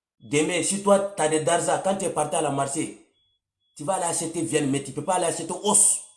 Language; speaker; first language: French; non-native, local second language; Bambara